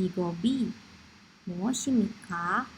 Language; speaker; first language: Korean; non-native, fluent; Indonesian